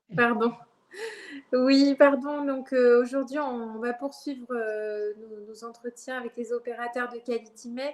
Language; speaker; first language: French; native; French